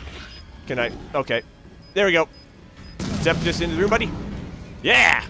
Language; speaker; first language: English; native; English